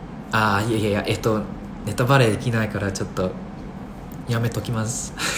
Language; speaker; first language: Japanese; non-native, fluent; English